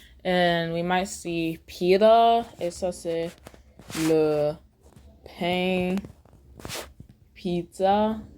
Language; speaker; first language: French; non-native, learner; English